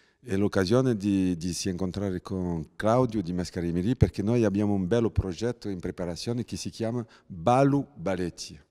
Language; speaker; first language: Italian; non-native, learner; French